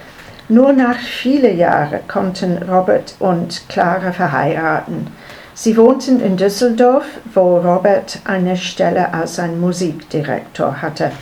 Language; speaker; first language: German; non-native, learner; English